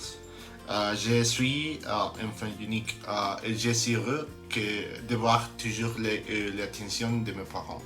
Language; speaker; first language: French; non-native, learner; Spanish